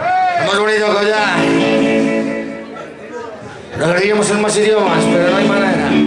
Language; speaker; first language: Spanish; native; Spanish